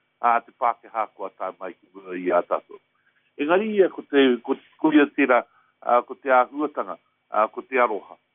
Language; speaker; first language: Māori; native; Māori